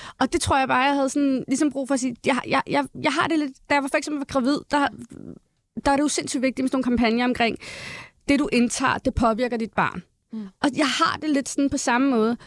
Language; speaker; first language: Danish; early bilingual, other home language; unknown